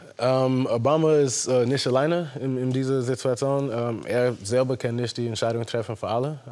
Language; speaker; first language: German; non-native, fluent; English